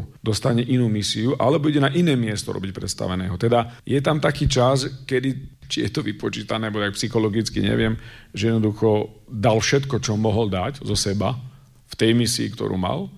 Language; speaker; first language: Slovak; native; Slovak